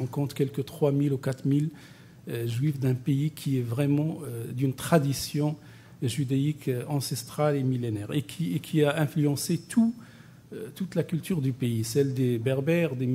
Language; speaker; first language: French; non-native, local second language; Arabic